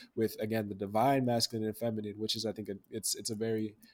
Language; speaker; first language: English; native; English